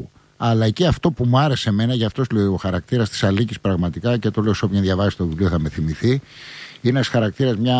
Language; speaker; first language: Greek; native; Greek